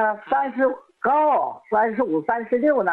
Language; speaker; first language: Chinese; native; Chinese